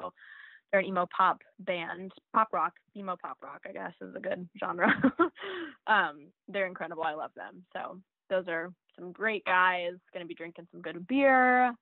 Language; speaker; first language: English; native; English